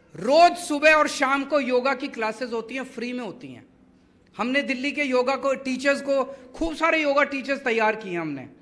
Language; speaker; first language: Hindi; native; Hindi